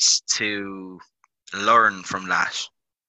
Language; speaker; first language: English; native; English